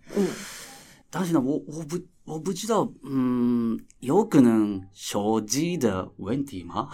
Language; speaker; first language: Chinese; non-native, fluent; Japanese